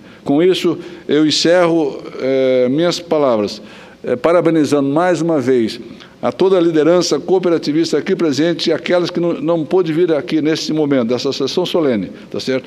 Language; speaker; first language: Portuguese; native; Portuguese